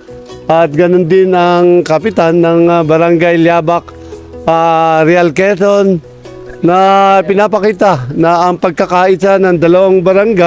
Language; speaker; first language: Filipino; native; Filipino